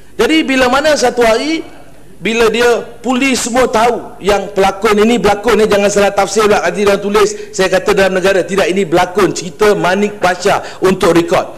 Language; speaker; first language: Malay; non-native, local second language; Tamil